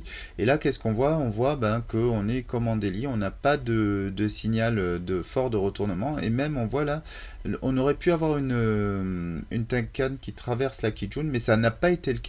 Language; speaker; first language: French; native; French